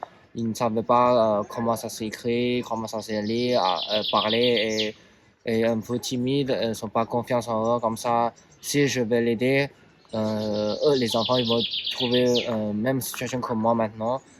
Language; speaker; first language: French; non-native, learner; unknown